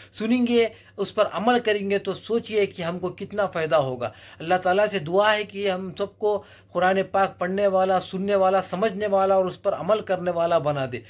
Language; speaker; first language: Urdu; native; Urdu